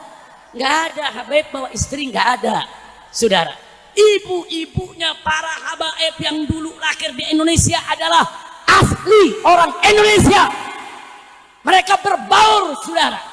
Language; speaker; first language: Indonesian; native; Indonesian